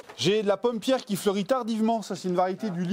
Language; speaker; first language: French; native; French